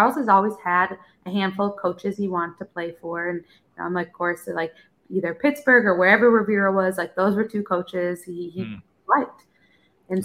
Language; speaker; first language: English; native; English